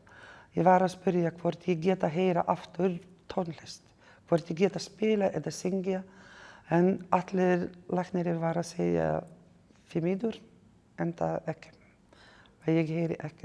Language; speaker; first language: Icelandic; non-native, learner; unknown